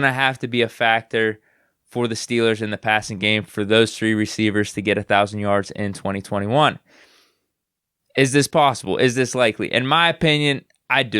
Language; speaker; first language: English; native; English